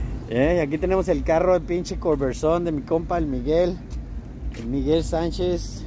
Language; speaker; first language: Spanish; early bilingual, heritage; Spanish